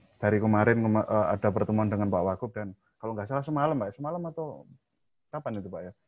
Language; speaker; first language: Indonesian; native; Indonesian